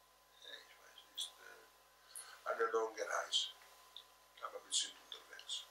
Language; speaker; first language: German; non-native, fluent; Italian